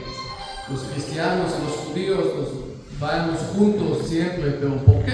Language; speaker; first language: Spanish; non-native, fluent; Hebrew